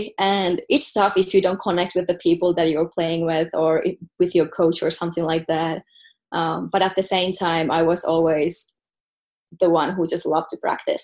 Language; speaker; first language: English; non-native, fluent; Finnish